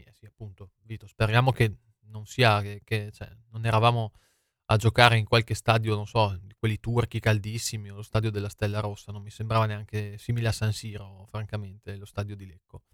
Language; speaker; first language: Italian; native; Italian